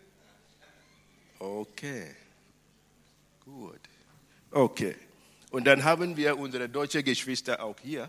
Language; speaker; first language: German; non-native, fluent; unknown